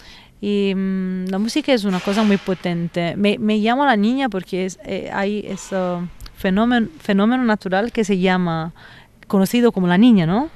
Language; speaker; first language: Spanish; non-native, fluent; Italian